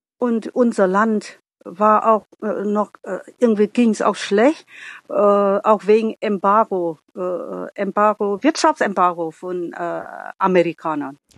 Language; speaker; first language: German; non-native, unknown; Vietnamese